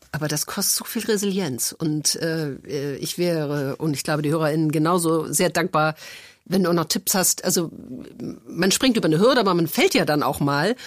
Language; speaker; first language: German; native; German